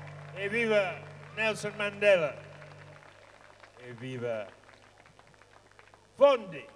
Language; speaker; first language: Italian; non-native, fluent; English